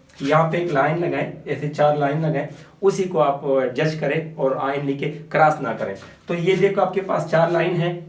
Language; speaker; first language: Urdu; non-native, local second language; Pashto